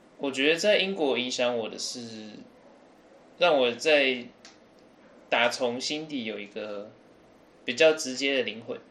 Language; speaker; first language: Chinese; early bilingual, other home language; English